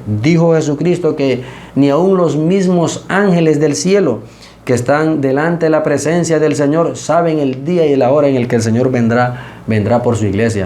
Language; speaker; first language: Spanish; native; Spanish